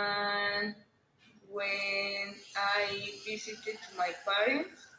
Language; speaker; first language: English; non-native, learner; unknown